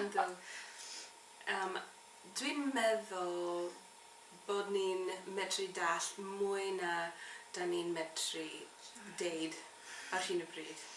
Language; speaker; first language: Welsh; non-native, learner; English